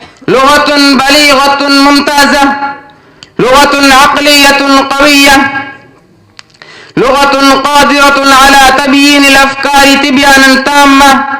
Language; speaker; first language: Arabic; non-native, learner; Urdu